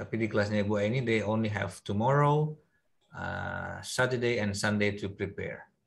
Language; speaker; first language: English; non-native, fluent; Indonesian